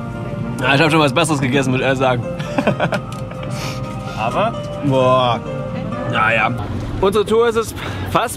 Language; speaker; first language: German; native; German